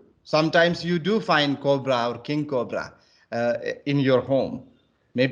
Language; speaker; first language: English; non-native, local second language; Malayalam